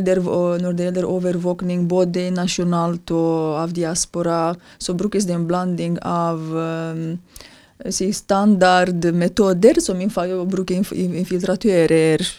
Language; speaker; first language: Norwegian; non-native, fluent; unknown